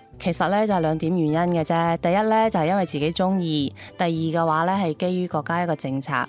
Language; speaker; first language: Cantonese; native; Cantonese